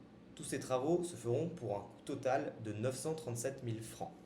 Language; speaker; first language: French; native; French